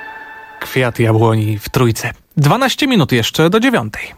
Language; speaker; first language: Polish; native; Polish